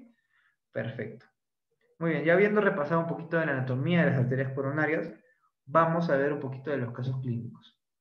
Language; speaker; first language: Spanish; native; Spanish